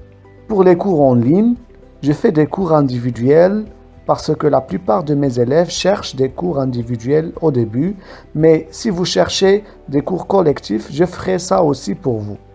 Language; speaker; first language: French; non-native, local second language; Arabic